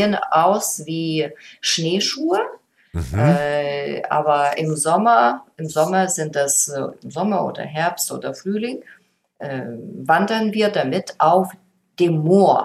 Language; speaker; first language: German; non-native, fluent; Lithuanian